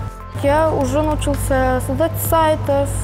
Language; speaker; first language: Russian; non-native, local second language; Uzbek